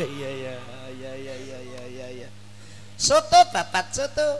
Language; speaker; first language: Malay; non-native, local second language; Javanese